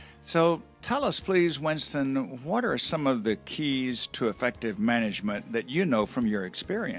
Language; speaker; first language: English; native; English